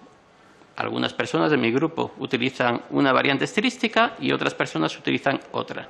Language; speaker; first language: Spanish; native; Spanish